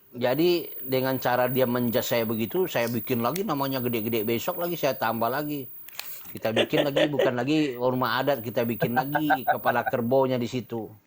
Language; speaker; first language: Indonesian; non-native, local second language; Minangkabau